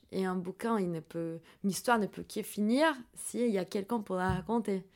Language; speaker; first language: French; non-native, fluent; Portuguese